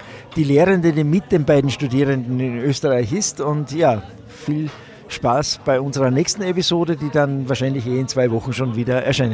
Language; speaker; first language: German; native; German